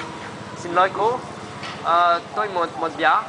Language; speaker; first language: Vietnamese; non-native, learner; French